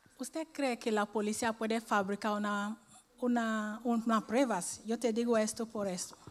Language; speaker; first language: Spanish; non-native, learner; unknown